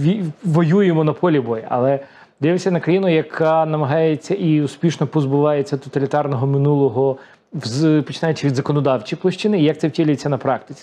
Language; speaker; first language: Ukrainian; native; Ukrainian